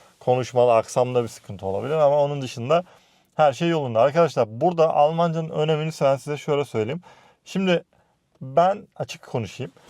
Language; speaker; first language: Turkish; native; Turkish